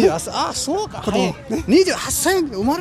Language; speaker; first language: Japanese; non-native, learner; Nepali